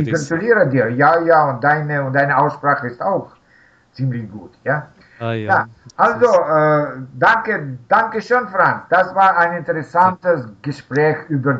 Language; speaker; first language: German; non-native, learner; Russian